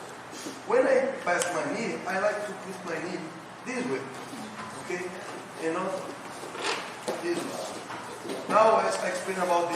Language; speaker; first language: English; non-native, learner; Portuguese